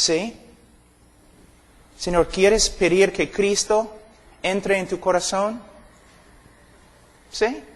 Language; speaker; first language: Spanish; non-native, fluent; English